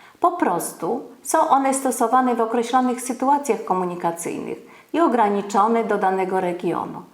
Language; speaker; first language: Polish; native; Polish